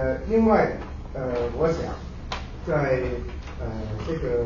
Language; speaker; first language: Chinese; non-native, local second language; Cantonese